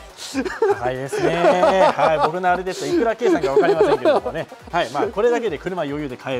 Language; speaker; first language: Japanese; native; Japanese